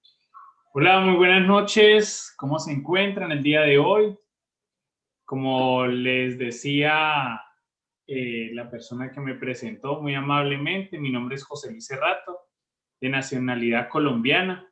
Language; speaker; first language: Spanish; native; Spanish